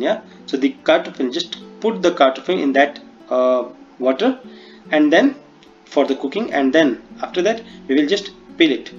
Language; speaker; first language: English; non-native, local second language; Hindi